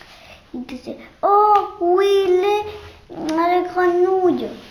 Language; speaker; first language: French; non-native, learner; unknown